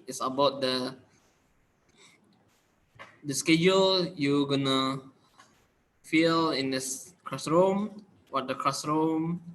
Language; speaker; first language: English; non-native, learner; Indonesian